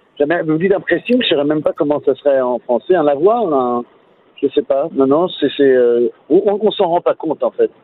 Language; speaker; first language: French; native; French